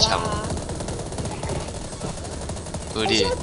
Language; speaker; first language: Chinese; native; Chinese